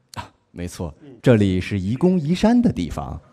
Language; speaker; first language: Chinese; native; Chinese